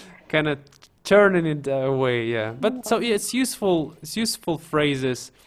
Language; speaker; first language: English; non-native, fluent; Russian